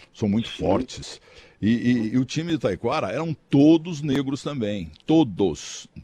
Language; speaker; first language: Portuguese; native; Portuguese